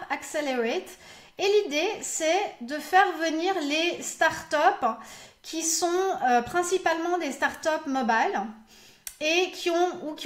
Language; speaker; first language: French; native; French